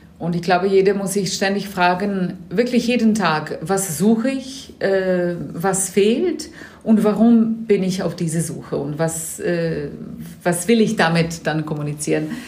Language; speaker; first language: German; non-native, fluent; Serbian